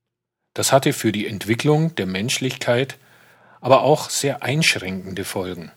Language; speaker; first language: German; native; German